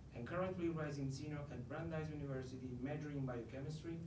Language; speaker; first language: English; non-native, fluent; Italian